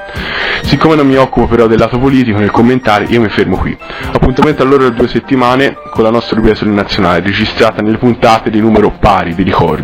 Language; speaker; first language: Italian; native; Italian